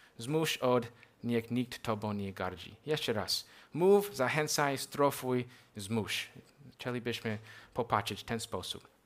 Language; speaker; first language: Polish; non-native, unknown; English